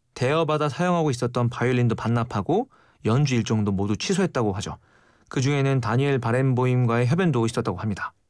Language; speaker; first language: Korean; native; Korean